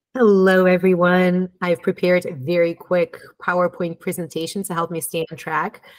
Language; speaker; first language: English; early bilingual, other home language; Romanian